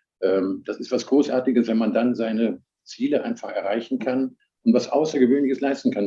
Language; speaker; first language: German; native; German